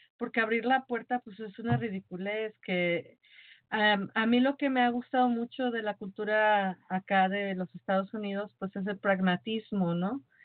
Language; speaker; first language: Spanish; native; Spanish